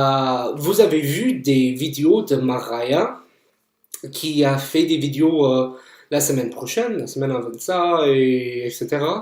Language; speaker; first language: French; non-native, fluent; English